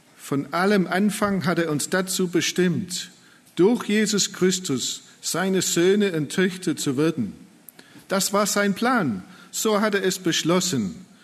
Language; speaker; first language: German; non-native, fluent; English